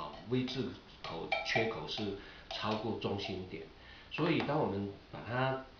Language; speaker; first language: Chinese; native; Chinese